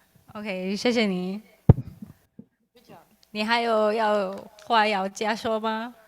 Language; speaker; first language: Chinese; non-native, learner; English